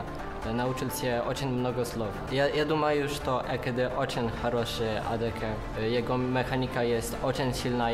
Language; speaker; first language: Russian; non-native, learner; Polish